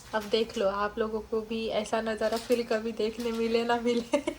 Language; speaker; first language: Hindi; non-native, local second language; Marathi